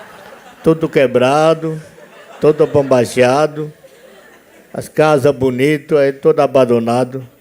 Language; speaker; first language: Portuguese; non-native, local second language; Yanomámi